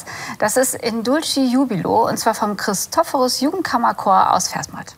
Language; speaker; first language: German; native; German